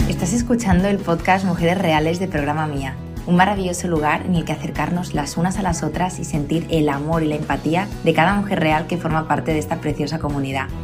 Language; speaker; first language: Spanish; native; Spanish